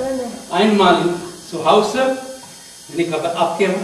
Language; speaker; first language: German; non-native, learner; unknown